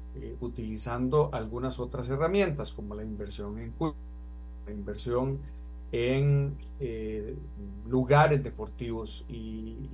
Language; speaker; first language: Spanish; native; Spanish